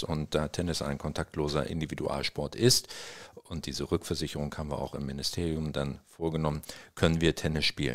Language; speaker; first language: German; native; German